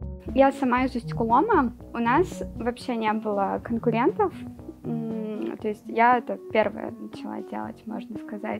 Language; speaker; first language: Russian; native; Russian